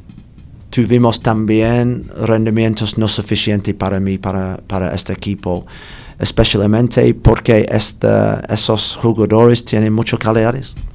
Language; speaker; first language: Spanish; non-native, learner; English